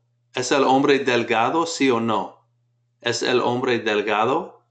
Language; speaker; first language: Spanish; non-native, fluent; English